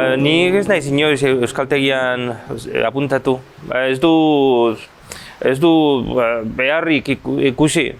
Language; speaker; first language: Basque; early bilingual, other home language; Chinese